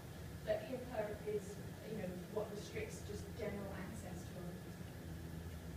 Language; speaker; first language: English; native; English